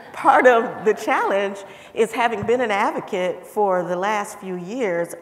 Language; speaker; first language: English; native; English